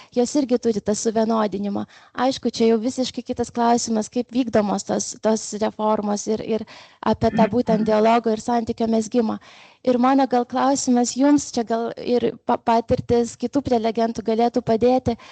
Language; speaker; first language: Lithuanian; non-native, local second language; Polish